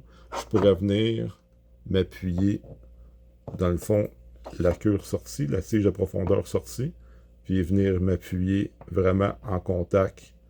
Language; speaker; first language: French; native; French